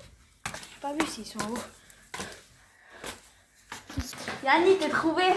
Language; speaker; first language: French; native; French